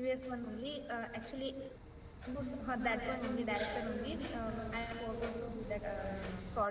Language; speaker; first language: English; non-native, learner; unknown